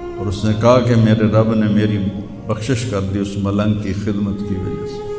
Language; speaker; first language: Urdu; non-native, local second language; Punjabi